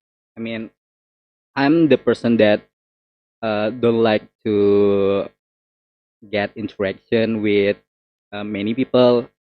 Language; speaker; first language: English; non-native, learner; Indonesian